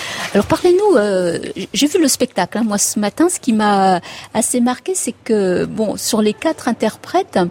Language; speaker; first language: French; native; French